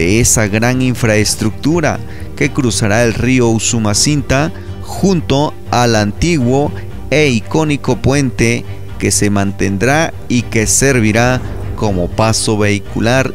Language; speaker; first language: Spanish; native; Spanish